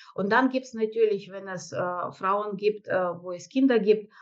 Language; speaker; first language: German; non-native, fluent; Russian